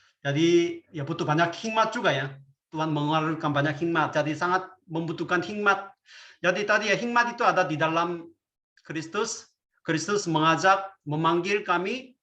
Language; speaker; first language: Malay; non-native, fluent; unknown